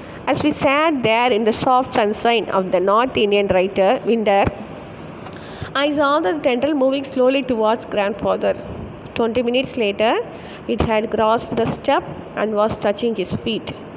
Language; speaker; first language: English; non-native, local second language; Tamil